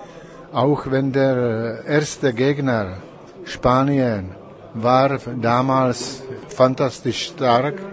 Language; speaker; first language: German; non-native, learner; Czech